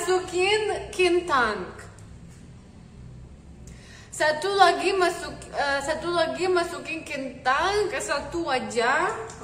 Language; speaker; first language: Indonesian; non-native, learner; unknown